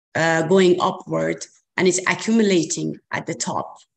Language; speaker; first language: English; non-native, fluent; Persian